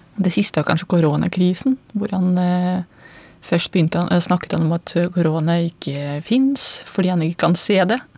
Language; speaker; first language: Norwegian; non-native, fluent; Russian